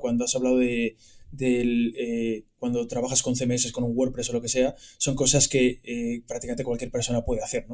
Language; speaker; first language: Spanish; native; Spanish